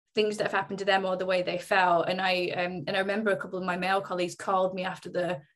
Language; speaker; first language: English; native; English